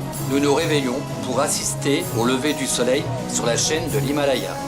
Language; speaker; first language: French; native; French